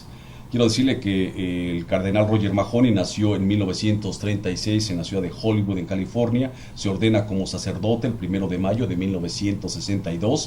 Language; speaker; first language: Spanish; native; Spanish